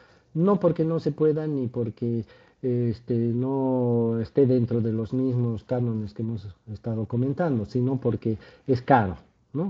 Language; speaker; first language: Spanish; native; Spanish